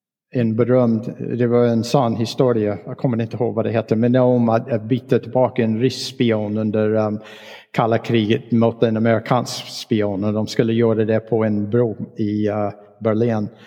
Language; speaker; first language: Swedish; non-native, fluent; English